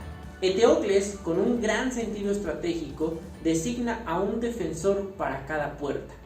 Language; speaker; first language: Spanish; native; Spanish